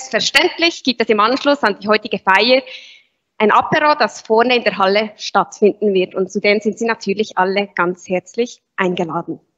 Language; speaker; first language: German; native; German